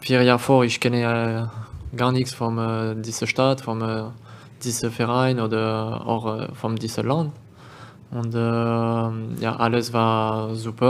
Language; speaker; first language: German; non-native, learner; French